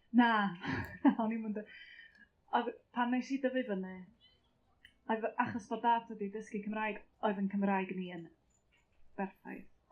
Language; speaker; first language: Welsh; native; Welsh